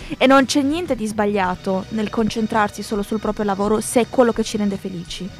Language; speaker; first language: Italian; early bilingual, other home language; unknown